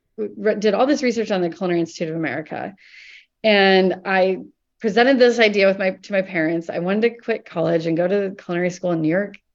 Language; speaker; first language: English; native; English